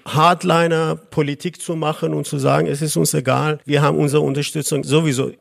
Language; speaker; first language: German; non-native, fluent; Persian